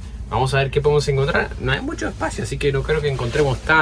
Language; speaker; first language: Spanish; native; Spanish